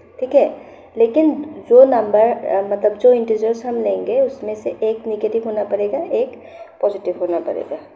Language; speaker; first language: Hindi; non-native, local second language; Assamese